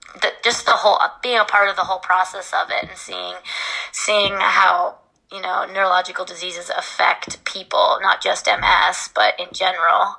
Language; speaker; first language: English; native; English